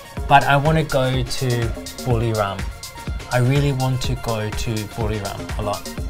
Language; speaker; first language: English; native; English